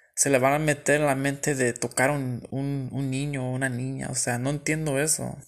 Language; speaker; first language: Spanish; early bilingual, heritage; Spanish